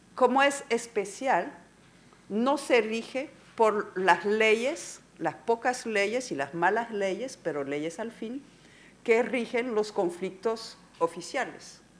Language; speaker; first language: Spanish; non-native, fluent; French